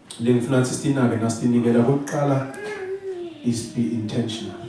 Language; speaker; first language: Zulu; non-native, local second language; Swati